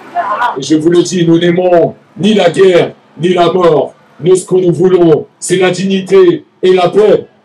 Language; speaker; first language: French; non-native, fluent; Arabic